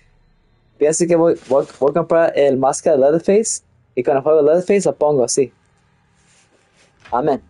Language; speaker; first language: Spanish; non-native, learner; English